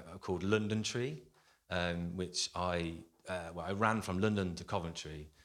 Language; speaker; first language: English; native; English